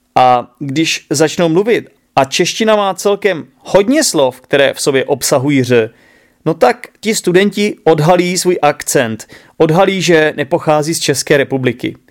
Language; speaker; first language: Czech; native; Czech